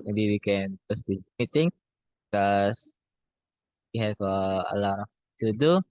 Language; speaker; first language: English; non-native, learner; Indonesian